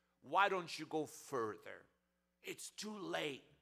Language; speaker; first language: English; early bilingual, other home language; Ukrainian